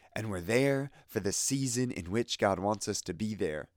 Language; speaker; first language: English; native; English